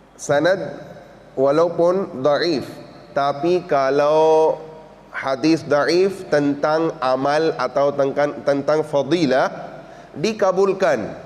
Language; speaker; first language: Indonesian; non-native, learner; Urdu